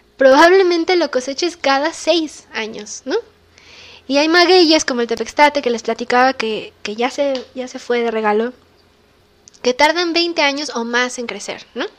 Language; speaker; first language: Spanish; native; Spanish